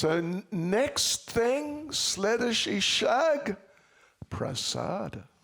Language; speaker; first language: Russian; non-native, learner; English